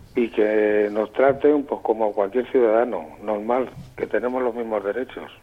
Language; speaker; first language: Spanish; native; Spanish